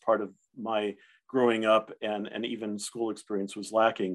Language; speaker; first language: English; early bilingual, other home language; German